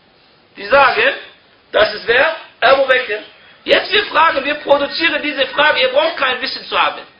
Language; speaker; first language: German; non-native, fluent; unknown